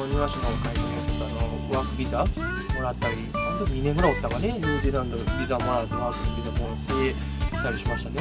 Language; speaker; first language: Japanese; native; Japanese